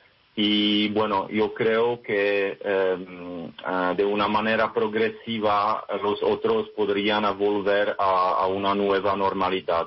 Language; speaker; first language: Spanish; non-native, fluent; Czech